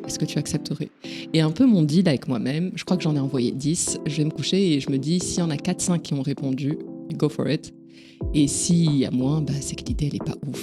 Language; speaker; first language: French; native; French